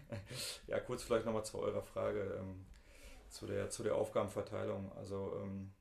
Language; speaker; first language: German; native; German